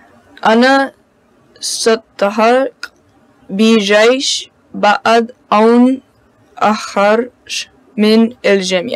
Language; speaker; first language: Arabic; non-native, learner; English